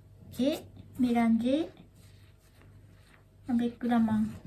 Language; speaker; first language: French; non-native, learner; Japanese